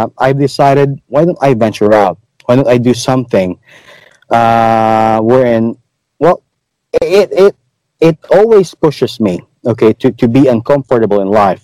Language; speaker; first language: English; non-native, local second language; Hiligaynon